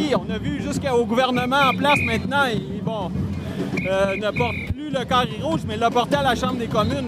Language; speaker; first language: French; native; French